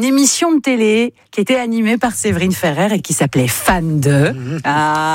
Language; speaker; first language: French; native; French